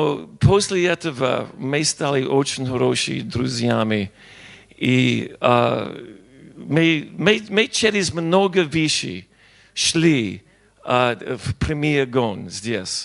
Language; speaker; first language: Russian; non-native, learner; English